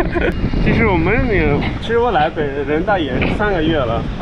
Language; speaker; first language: Chinese; non-native, learner; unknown